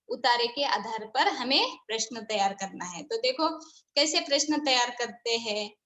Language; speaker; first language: Hindi; non-native, local second language; Marathi